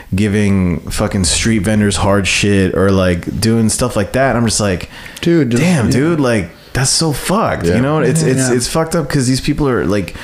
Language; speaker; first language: English; native; English